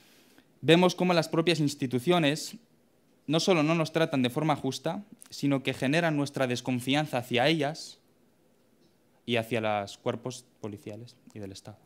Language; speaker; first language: Spanish; native; Spanish